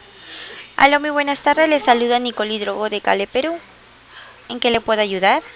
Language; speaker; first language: Spanish; native; Spanish